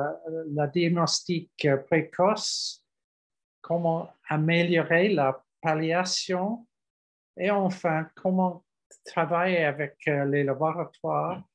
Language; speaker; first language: French; non-native, learner; English